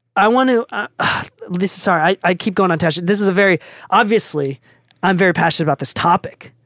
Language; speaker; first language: English; non-native, fluent; Japanese